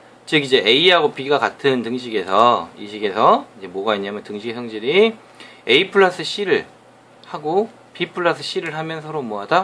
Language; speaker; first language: Korean; native; Korean